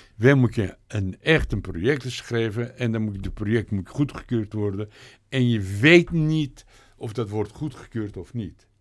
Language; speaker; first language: Dutch; non-native, learner; Turkish